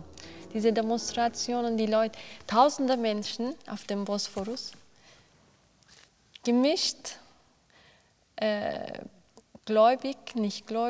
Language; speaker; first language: German; non-native, fluent; Turkish